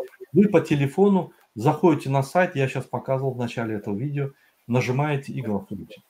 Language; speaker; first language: Russian; native; Russian